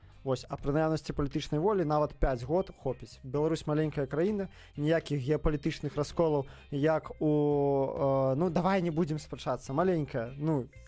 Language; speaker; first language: Belarusian; native; Belarusian